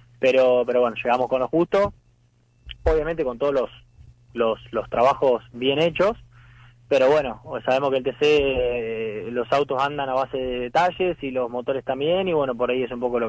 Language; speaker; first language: Spanish; native; Spanish